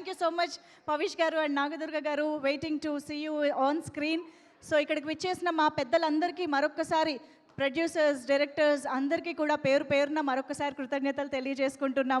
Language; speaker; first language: Telugu; native; Telugu